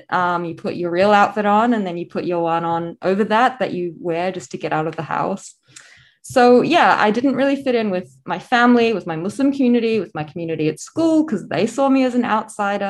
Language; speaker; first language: English; native; English